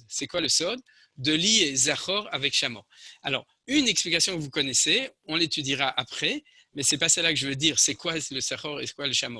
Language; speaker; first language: French; native; French